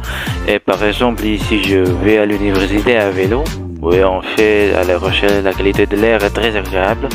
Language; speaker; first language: French; non-native, learner; Indonesian